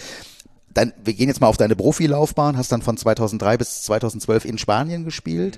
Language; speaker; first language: German; native; German